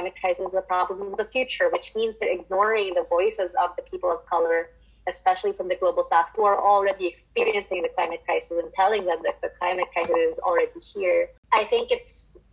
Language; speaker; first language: English; non-native, local second language; Filipino